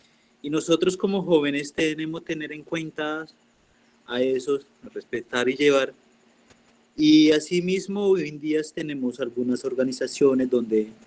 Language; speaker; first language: Spanish; non-native, local second language; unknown